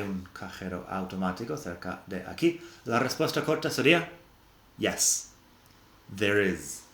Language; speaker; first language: Spanish; non-native, fluent; English